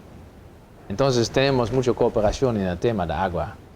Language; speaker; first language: Spanish; non-native, fluent; Dutch